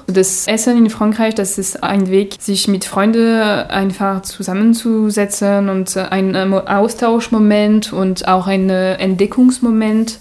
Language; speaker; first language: German; non-native, fluent; French